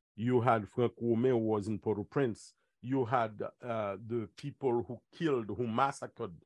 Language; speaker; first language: English; non-native, fluent; Haitian Creole